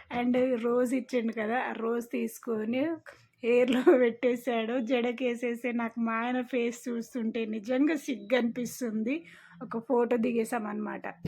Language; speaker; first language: Telugu; non-native, local second language; Lambadi